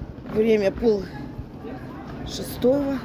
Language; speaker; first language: Russian; native; Russian